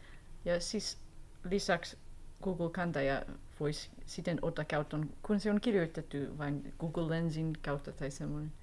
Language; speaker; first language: Finnish; non-native, learner; English